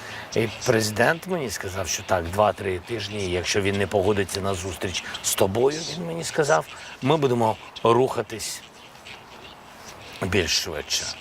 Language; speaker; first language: Ukrainian; non-native, local second language; Russian